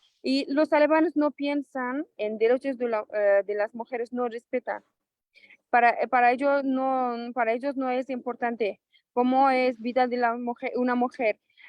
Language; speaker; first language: Spanish; non-native, local second language; Persian